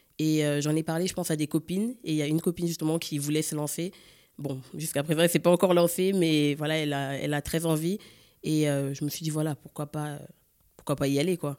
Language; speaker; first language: French; native; French